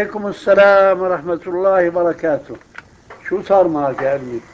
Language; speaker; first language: Arabic; native; Arabic